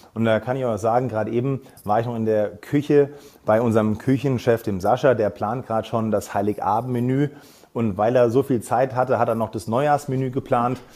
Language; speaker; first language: German; native; German